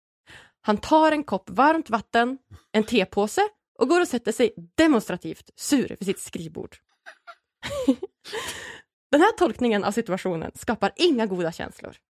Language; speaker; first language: Swedish; native; Swedish